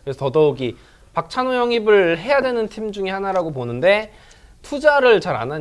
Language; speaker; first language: Korean; native; Korean